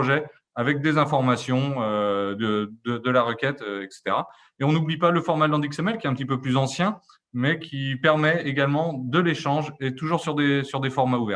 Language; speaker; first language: French; native; French